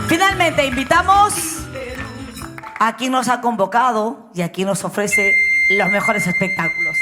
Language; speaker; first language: Spanish; native; Spanish